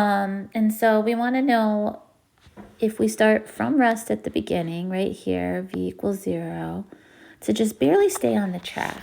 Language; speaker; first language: English; native; English